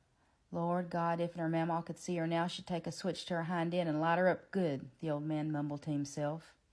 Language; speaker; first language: English; native; English